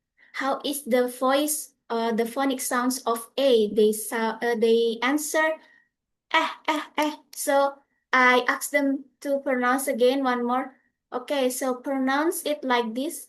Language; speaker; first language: English; non-native, fluent; Indonesian